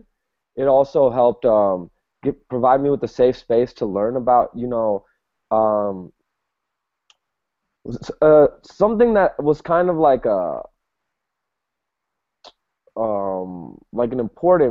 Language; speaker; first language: English; native; English